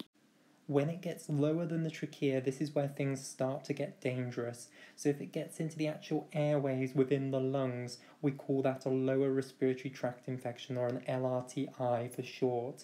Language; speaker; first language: English; native; English